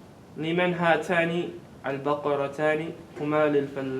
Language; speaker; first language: Arabic; non-native, fluent; English